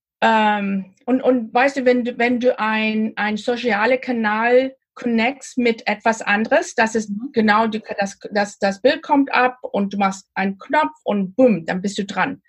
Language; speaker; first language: German; non-native, learner; English